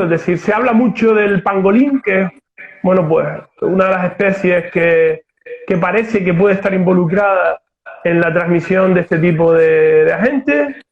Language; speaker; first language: Spanish; native; Spanish